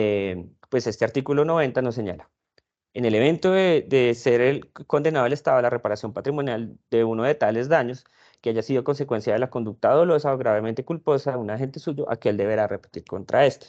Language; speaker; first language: Spanish; native; Spanish